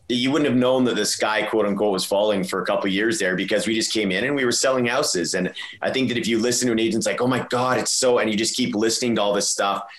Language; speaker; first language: English; native; English